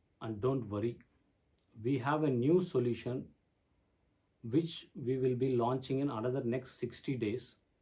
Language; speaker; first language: English; non-native, local second language; Tamil